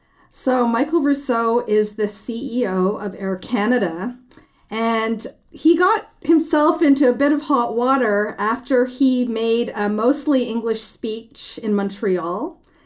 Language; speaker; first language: English; early bilingual, other home language; French